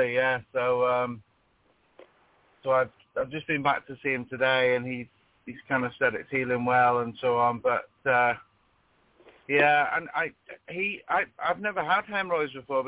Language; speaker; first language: English; native; English